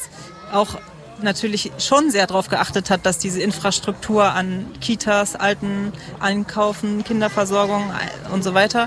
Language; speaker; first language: German; native; German